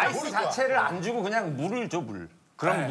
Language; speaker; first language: Korean; non-native, fluent; English